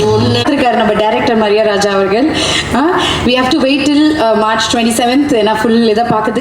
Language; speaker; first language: Tamil; native; Tamil